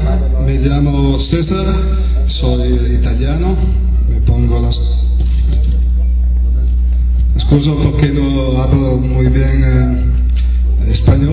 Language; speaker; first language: Spanish; non-native, learner; Italian